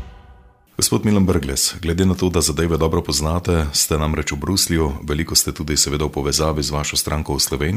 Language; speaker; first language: Slovenian; native; Slovenian